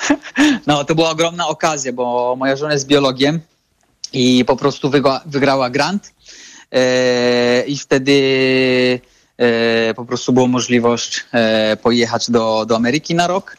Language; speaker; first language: Polish; non-native, fluent; Italian